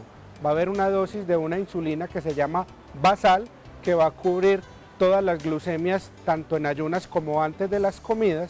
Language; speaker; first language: Spanish; native; Spanish